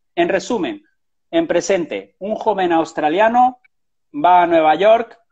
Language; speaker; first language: Spanish; native; Spanish